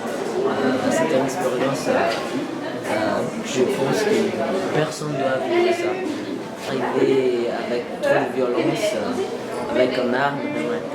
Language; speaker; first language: French; non-native, learner; Portuguese